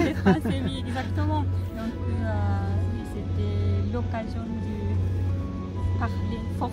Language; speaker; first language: French; non-native, learner; Japanese